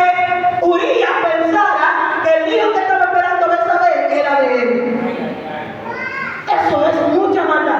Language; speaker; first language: Spanish; native; Spanish